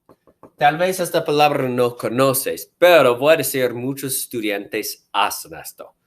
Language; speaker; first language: Spanish; non-native, fluent; English